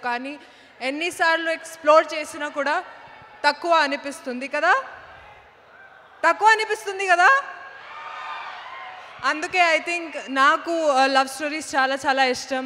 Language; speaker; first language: Telugu; non-native, local second language; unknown